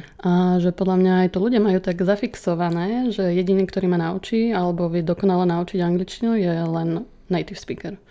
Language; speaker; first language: Slovak; native; Slovak